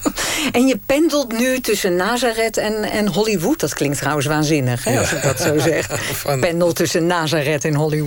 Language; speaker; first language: Dutch; native; Dutch